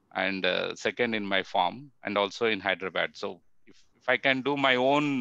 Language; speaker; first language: Hindi; non-native, local second language; Telugu